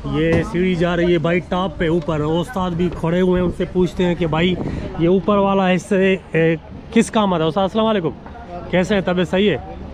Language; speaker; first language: Urdu; non-native, local second language; Sindhi